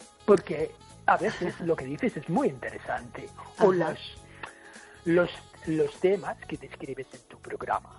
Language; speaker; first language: Spanish; non-native, fluent; English